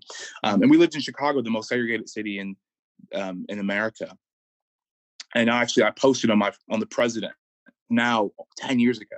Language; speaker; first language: English; native; English